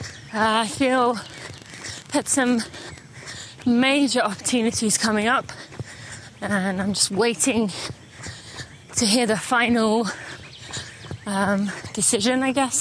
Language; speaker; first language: English; native; English